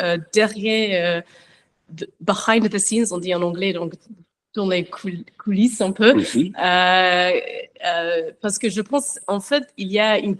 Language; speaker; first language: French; non-native, learner; English